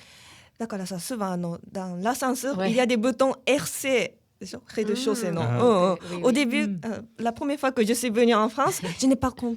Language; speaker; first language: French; non-native, fluent; Japanese